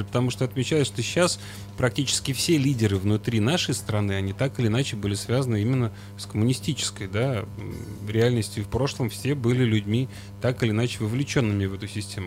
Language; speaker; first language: Russian; native; Russian